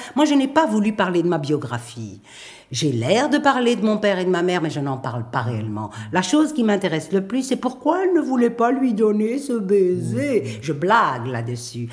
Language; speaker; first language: French; native; French